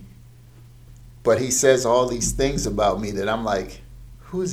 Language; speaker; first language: English; native; English